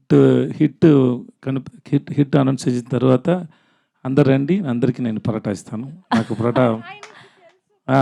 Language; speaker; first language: Telugu; non-native, learner; Tamil